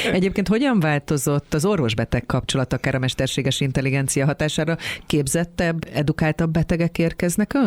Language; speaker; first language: Hungarian; native; Hungarian